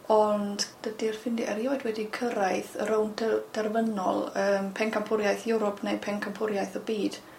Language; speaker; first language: Welsh; non-native, fluent; German